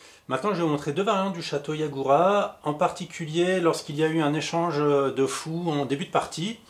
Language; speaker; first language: French; native; French